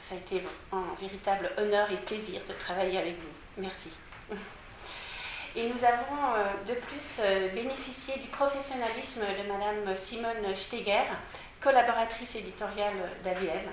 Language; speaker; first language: French; native; French